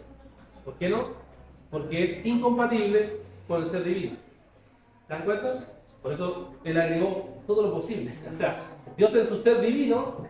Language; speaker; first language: Spanish; native; Spanish